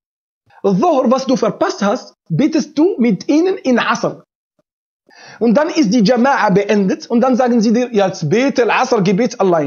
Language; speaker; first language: German; non-native, fluent; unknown